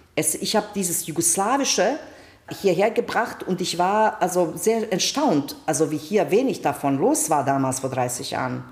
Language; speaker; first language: German; non-native, fluent; Bosnian